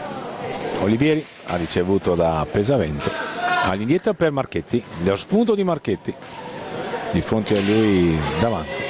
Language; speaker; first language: Italian; native; Italian